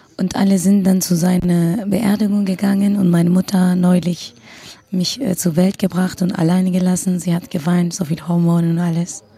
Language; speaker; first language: German; non-native, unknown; Kurdish